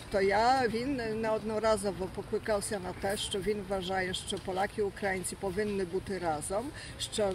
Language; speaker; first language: Ukrainian; early bilingual, heritage; Ukrainian